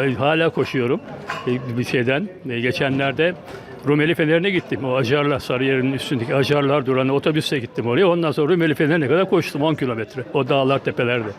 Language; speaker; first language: Turkish; native; Turkish